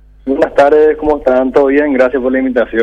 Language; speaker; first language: Spanish; early bilingual, other home language; Korean